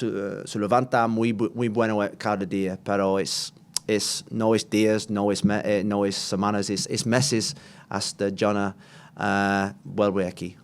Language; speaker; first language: Spanish; non-native, learner; English